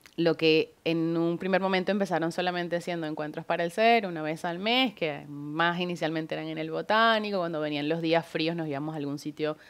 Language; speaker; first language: Spanish; native; Spanish